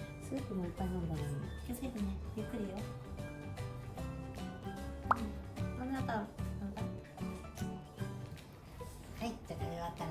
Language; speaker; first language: Japanese; native; Japanese